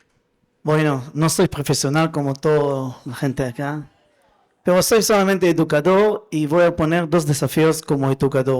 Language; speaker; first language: Spanish; non-native, fluent; Hebrew